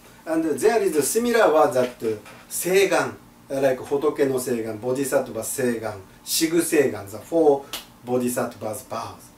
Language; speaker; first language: English; non-native, fluent; Japanese